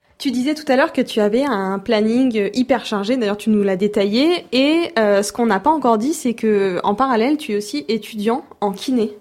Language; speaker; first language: French; native; French